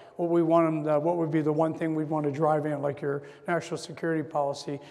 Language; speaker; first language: English; native; English